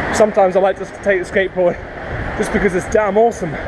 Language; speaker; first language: English; native; English